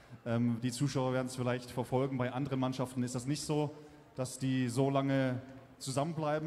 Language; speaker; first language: German; native; German